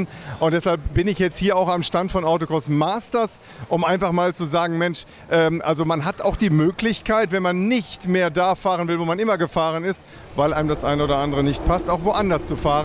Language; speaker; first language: German; native; German